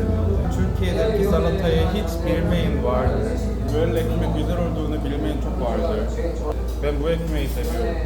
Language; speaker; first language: Turkish; non-native, learner; Korean